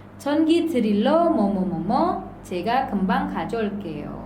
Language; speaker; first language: Korean; non-native, fluent; Indonesian